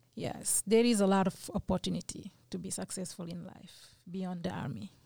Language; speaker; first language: English; non-native, fluent; French